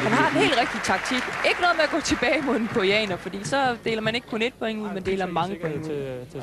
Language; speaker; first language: Danish; native; Danish